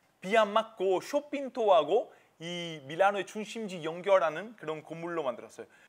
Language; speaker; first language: Korean; non-native, fluent; Italian